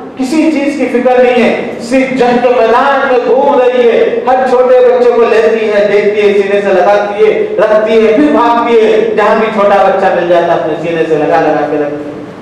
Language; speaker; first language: Urdu; native; Urdu